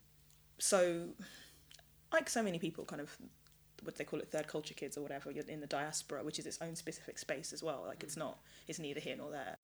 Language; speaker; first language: English; early bilingual, other home language; Yoruba